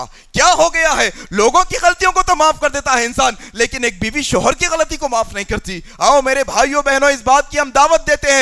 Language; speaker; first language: Urdu; native; Urdu